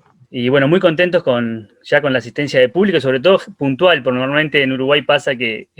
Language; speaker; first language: Spanish; native; Spanish